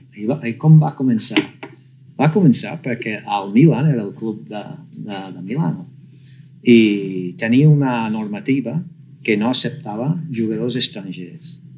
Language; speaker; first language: Catalan; non-native, fluent; English